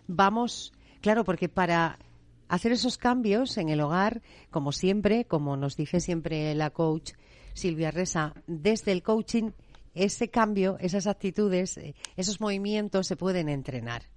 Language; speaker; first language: Spanish; native; Spanish